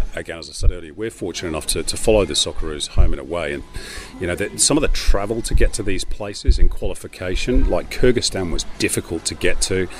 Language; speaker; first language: English; native; English